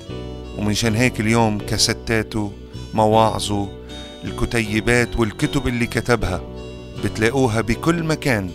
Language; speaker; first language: Arabic; native; Arabic